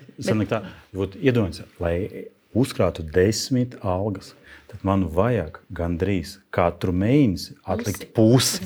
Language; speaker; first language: Latvian; non-native, local second language; Russian